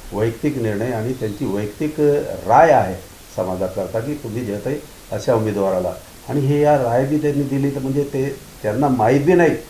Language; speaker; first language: Marathi; non-native, local second language; Urdu